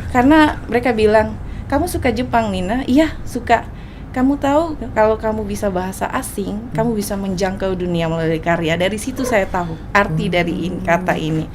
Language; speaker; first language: Indonesian; native; Indonesian